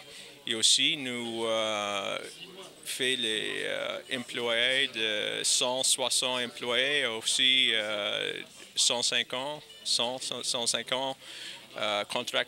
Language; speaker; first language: French; non-native, learner; English